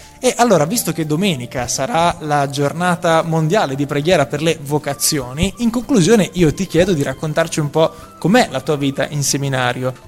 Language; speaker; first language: Italian; native; Italian